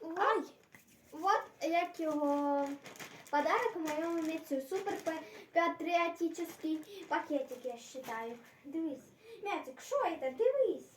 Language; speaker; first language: Ukrainian; non-native, local second language; Russian